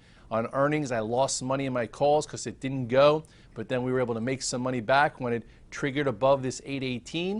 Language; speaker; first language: English; native; English